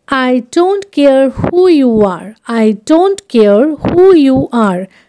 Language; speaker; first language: English; non-native, local second language; Bangla